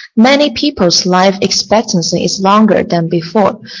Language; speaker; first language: English; non-native, fluent; Chinese